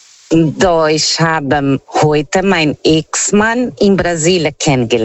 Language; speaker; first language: German; non-native, learner; Portuguese